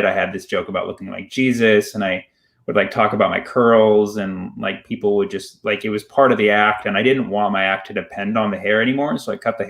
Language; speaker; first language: English; early bilingual, other home language; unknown